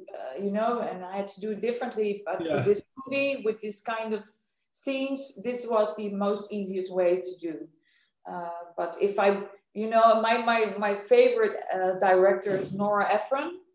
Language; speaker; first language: English; non-native, fluent; Dutch